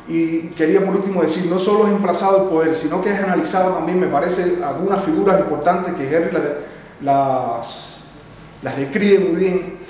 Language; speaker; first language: Spanish; native; Spanish